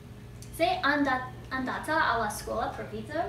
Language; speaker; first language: Italian; non-native, learner; English